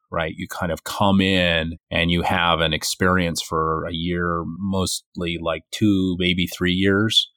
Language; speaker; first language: English; native; English